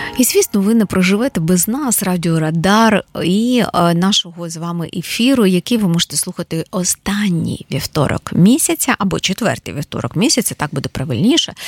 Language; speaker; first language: Ukrainian; native; Ukrainian